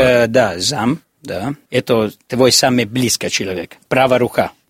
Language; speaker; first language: Russian; non-native, learner; Italian